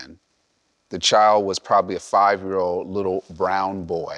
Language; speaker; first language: English; native; English